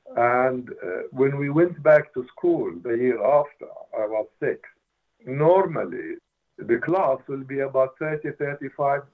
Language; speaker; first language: English; non-native, fluent; Arabic